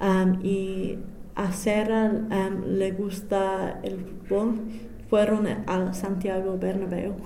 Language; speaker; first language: Spanish; non-native, fluent; English